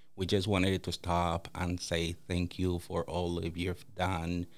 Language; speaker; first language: English; non-native, fluent; Spanish